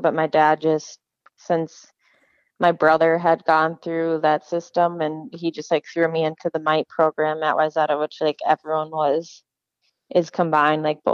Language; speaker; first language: English; native; English